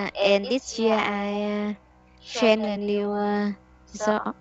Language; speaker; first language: English; non-native, learner; Vietnamese